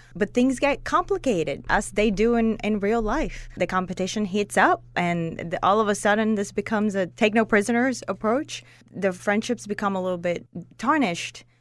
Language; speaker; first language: English; non-native, fluent; Spanish